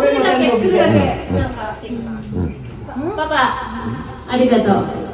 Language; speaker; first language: Japanese; non-native, learner; Filipino